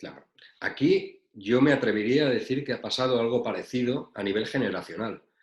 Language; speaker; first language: Spanish; native; Spanish